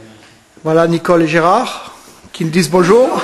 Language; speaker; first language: French; native; French